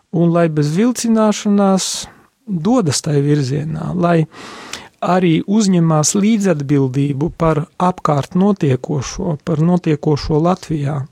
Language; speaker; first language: Latvian; non-native, local second language; Polish